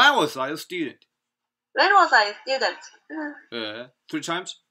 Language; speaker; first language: English; non-native, fluent; Korean